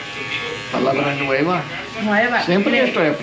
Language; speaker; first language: Spanish; non-native, learner; English